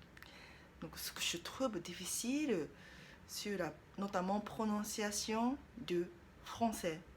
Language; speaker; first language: French; non-native, learner; Japanese